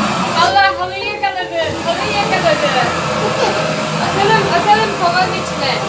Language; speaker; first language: Turkish; native; Turkish